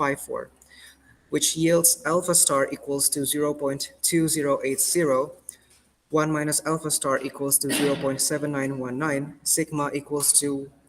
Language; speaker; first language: English; non-native, fluent; Indonesian